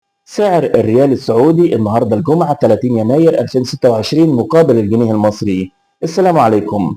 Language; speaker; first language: Arabic; native; Arabic